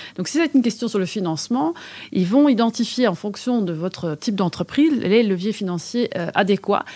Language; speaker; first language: French; native; French